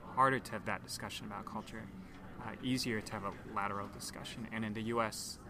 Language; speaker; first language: English; non-native, local second language; Cantonese